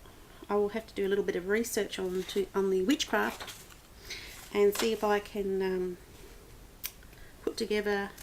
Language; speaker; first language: English; native; English